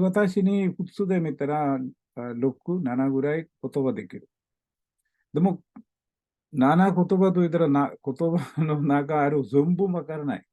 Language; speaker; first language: Japanese; non-native, learner; Malayalam